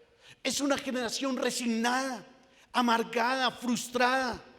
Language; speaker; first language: Spanish; native; Spanish